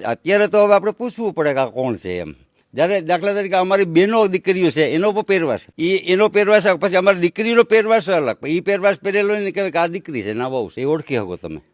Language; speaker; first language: Gujarati; native; Gujarati